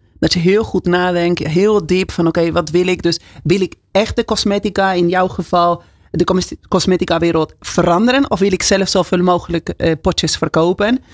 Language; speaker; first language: Dutch; non-native, fluent; Spanish